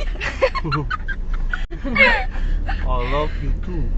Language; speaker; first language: English; non-native, learner; Korean